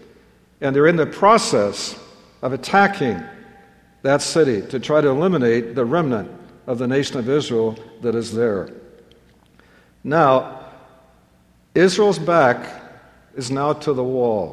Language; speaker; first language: English; native; English